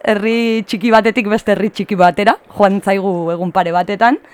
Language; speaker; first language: Basque; native; Basque